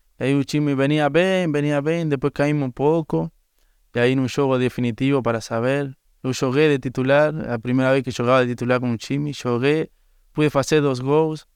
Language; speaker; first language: Portuguese; non-native, learner; Spanish